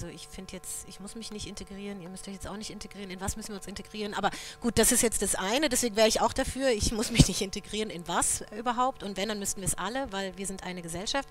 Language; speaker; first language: German; native; German